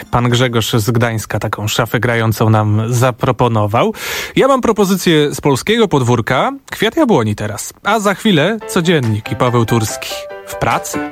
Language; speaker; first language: Polish; native; Polish